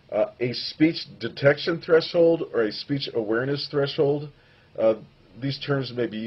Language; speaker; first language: English; native; English